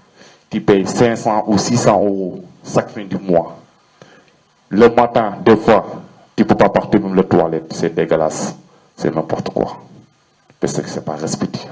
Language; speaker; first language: French; non-native, learner; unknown